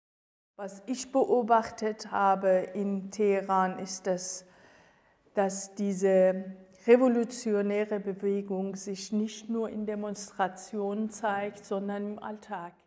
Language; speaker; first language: German; non-native, fluent; Persian